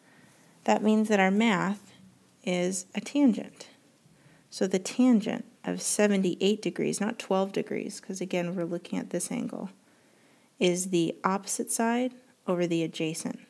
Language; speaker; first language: English; native; English